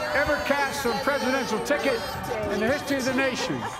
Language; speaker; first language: English; native; English